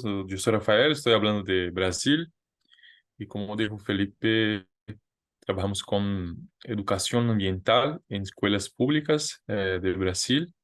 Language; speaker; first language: Spanish; non-native, fluent; Portuguese